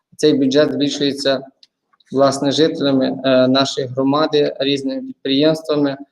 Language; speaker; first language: Ukrainian; native; Ukrainian